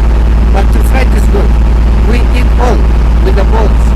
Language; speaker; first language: English; non-native, learner; Spanish